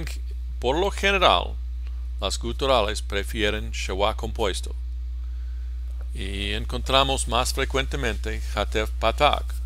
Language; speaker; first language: Spanish; non-native, fluent; English